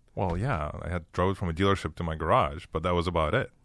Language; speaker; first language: English; early bilingual, other home language; Ukrainian